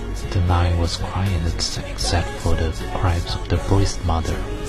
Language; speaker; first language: English; non-native, fluent; Chinese